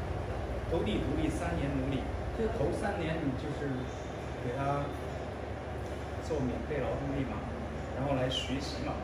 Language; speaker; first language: Chinese; native; Chinese